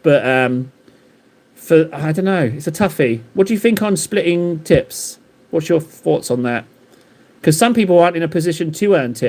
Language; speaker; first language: English; native; English